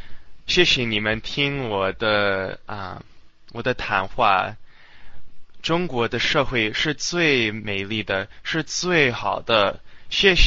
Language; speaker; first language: Chinese; non-native, learner; English